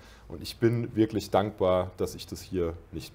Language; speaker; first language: German; native; German